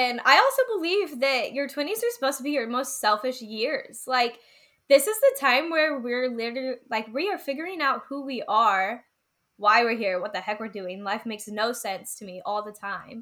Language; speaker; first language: English; native; English